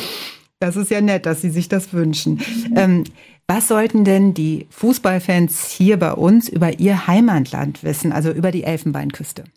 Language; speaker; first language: German; native; German